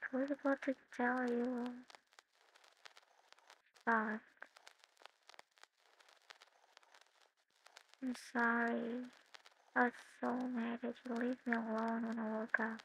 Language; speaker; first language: English; non-native, learner; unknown